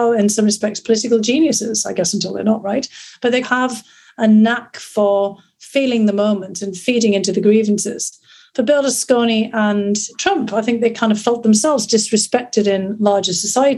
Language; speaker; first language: English; native; English